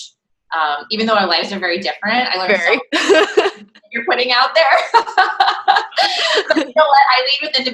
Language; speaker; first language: English; native; English